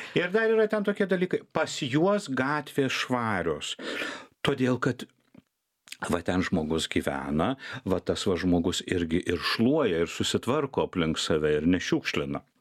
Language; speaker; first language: Lithuanian; native; Lithuanian